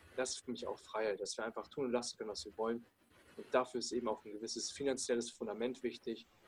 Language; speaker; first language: German; early bilingual, other home language; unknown